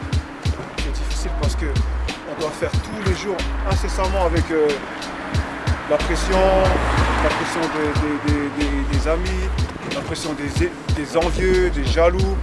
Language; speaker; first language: French; native; French